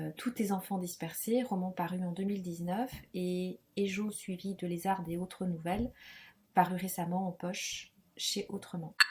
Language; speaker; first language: French; non-native, local second language; Kinyarwanda